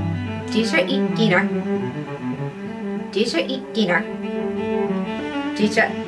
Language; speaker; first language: English; non-native, fluent; Japanese